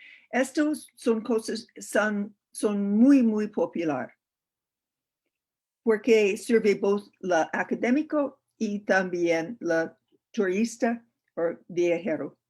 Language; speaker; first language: Spanish; non-native, learner; English